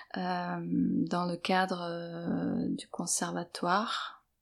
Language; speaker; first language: French; non-native, fluent; Serbian